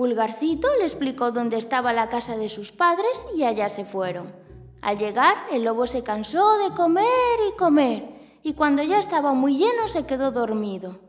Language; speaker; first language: Spanish; native; Spanish